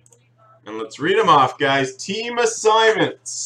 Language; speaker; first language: English; native; English